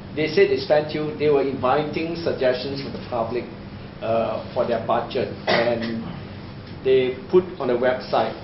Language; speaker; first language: English; native; English